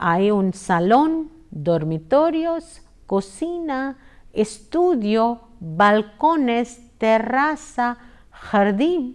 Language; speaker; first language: Spanish; non-native, fluent; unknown